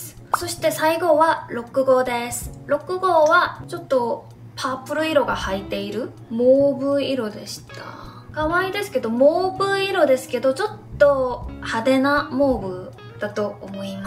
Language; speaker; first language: Japanese; non-native, fluent; Korean